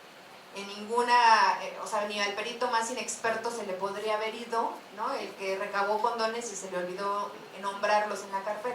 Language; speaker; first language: Spanish; native; Spanish